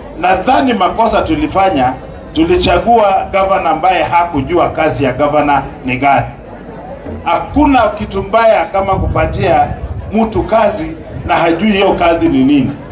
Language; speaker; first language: Swahili; non-native, local second language; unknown